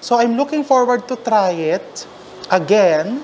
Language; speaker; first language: English; non-native, local second language; Filipino